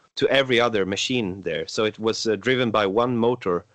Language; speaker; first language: English; non-native, fluent; Swedish